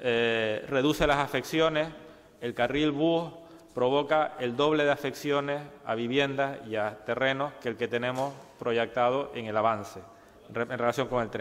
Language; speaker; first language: Spanish; native; Spanish